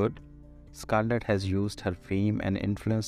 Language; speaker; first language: English; non-native, local second language; Punjabi